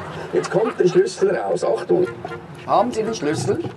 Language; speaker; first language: German; native; German